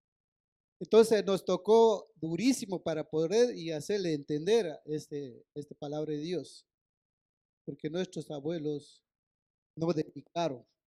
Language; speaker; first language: Spanish; non-native, local second language; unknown